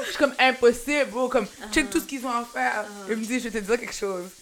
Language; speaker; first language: French; early bilingual, heritage; French